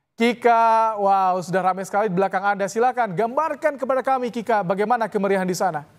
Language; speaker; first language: Indonesian; native; Indonesian